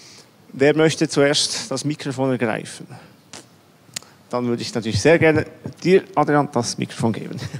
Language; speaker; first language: German; native; German